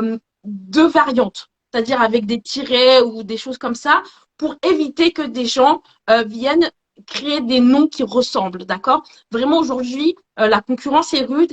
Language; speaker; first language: French; native; French